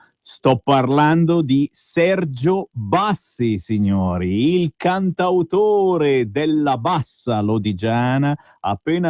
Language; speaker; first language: Italian; native; Italian